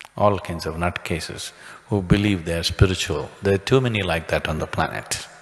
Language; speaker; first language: English; non-native, local second language; Kannada